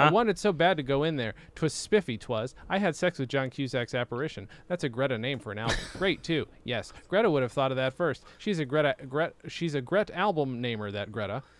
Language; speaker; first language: English; native; English